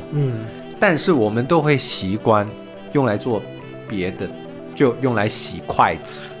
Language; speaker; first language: Chinese; non-native, fluent; Cantonese